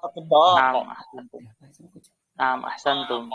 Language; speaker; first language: Arabic; non-native, fluent; Indonesian